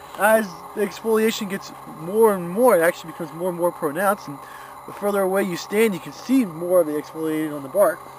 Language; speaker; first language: English; native; English